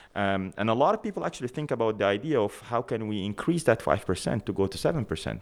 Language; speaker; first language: English; non-native, fluent; Arabic